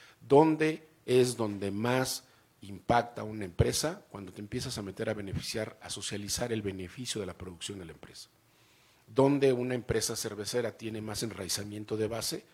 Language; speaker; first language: Spanish; native; Spanish